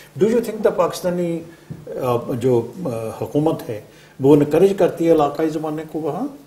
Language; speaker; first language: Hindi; non-native, local second language; Punjabi